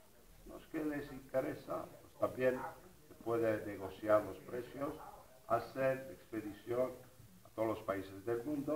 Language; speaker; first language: Spanish; non-native, fluent; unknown